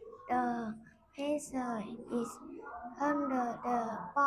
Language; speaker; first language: English; non-native, learner; Vietnamese